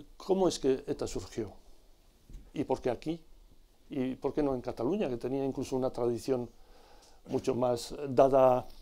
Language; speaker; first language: Spanish; native; Spanish